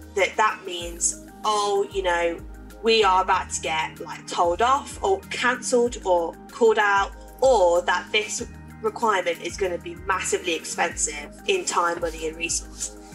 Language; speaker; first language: English; native; English